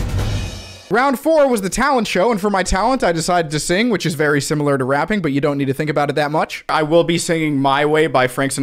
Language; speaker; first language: English; native; English